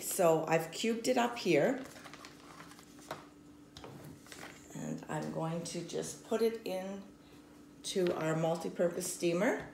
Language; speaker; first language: English; native; English